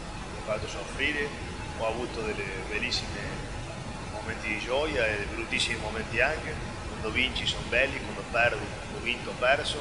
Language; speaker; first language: Italian; non-native, fluent; Spanish